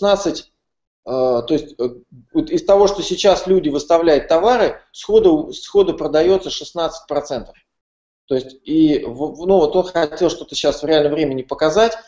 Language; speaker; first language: Russian; native; Russian